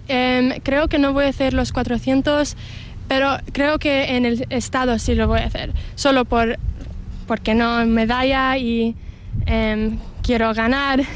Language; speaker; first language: Spanish; early bilingual, heritage; English